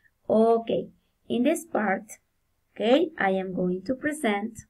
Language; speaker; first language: English; non-native, fluent; Spanish